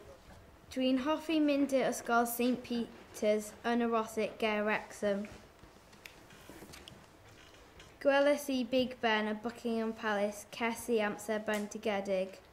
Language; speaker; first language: Welsh; non-native, learner; English